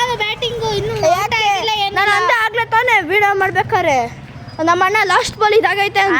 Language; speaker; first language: Kannada; native; Kannada